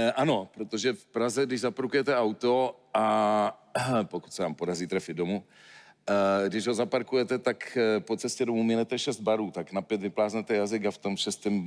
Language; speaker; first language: Czech; native; Czech